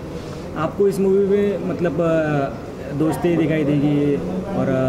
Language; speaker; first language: Hindi; non-native, local second language; Marathi